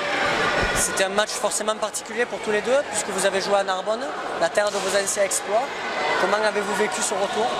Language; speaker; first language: French; native; French